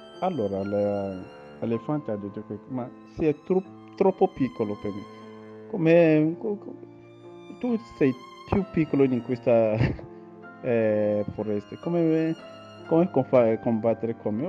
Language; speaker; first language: Italian; non-native, learner; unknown